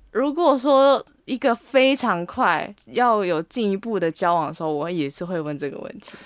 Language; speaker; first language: Chinese; native; Chinese